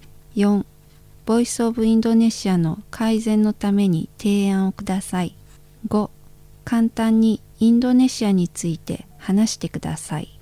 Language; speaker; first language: Japanese; non-native, fluent; Indonesian